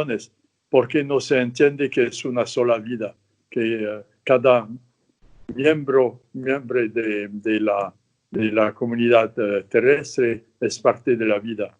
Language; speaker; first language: Spanish; non-native, fluent; French